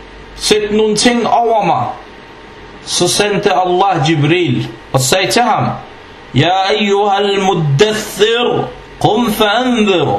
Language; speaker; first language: Danish; non-native, fluent; Arabic